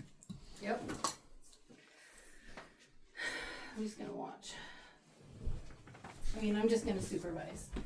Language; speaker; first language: English; native; English